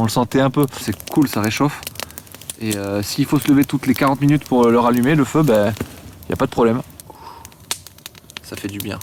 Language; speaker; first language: French; native; French